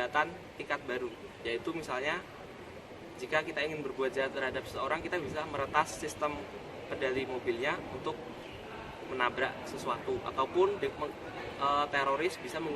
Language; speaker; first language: Indonesian; native; Indonesian